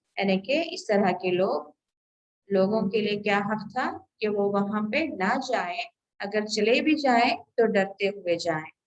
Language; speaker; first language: Urdu; native; Urdu